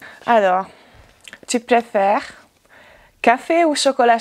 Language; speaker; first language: French; non-native, learner; Hungarian